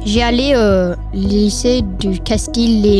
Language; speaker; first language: French; non-native, local second language; English